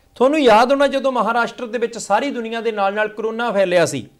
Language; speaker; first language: Punjabi; native; Punjabi